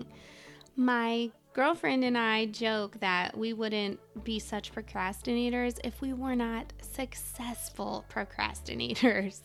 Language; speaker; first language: English; native; English